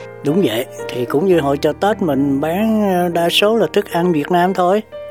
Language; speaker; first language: Vietnamese; native; Vietnamese